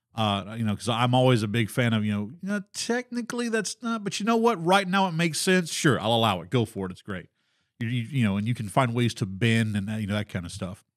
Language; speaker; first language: English; native; English